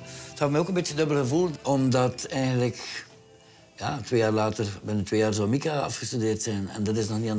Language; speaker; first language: Dutch; native; Dutch